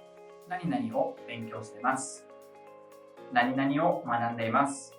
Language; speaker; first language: Japanese; non-native, fluent; English